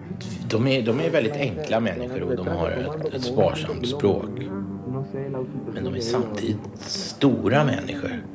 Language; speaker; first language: Swedish; native; Swedish